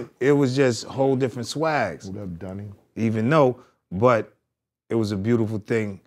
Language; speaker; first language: English; native; English